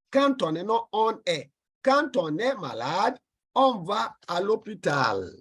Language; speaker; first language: French; non-native, fluent; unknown